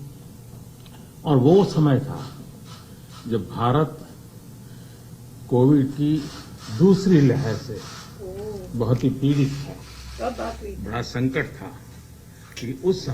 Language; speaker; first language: Hindi; native; Hindi